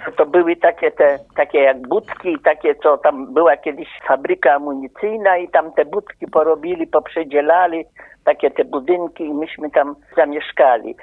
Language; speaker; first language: Polish; native; Polish